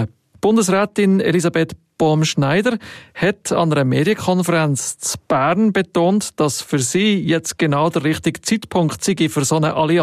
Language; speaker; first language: German; native; German